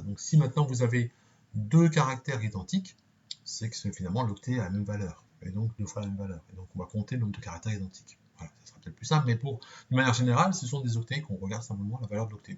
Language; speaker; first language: French; native; French